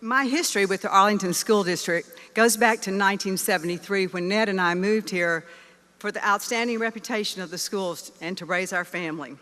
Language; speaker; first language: English; native; English